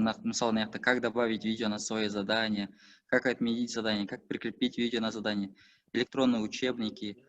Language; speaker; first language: Russian; non-native, local second language; Kazakh